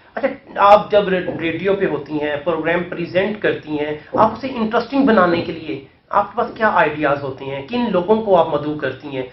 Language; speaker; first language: Urdu; native; Urdu